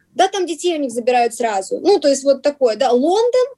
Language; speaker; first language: Russian; native; Russian